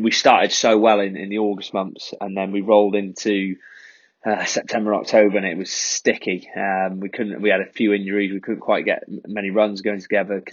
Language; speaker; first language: English; native; English